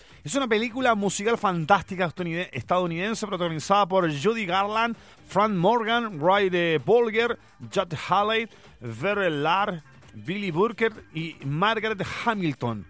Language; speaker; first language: Spanish; native; Spanish